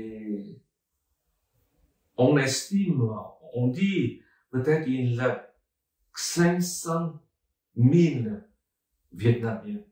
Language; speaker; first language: French; non-native, fluent; Vietnamese